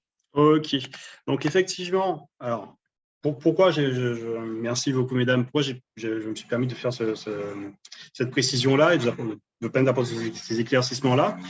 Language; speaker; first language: French; native; French